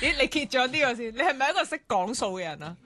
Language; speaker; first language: Cantonese; native; Cantonese